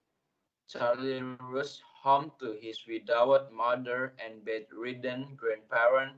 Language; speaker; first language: English; non-native, learner; Indonesian